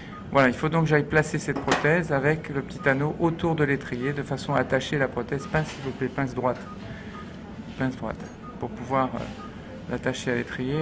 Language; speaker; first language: French; native; French